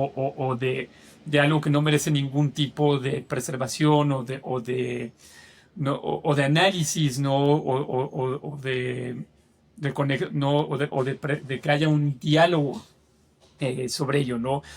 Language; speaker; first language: Spanish; native; Spanish